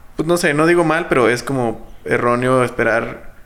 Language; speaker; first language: Spanish; native; Spanish